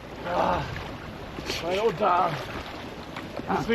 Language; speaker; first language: German; native; German